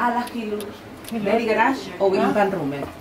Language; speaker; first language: Swedish; non-native, learner; Spanish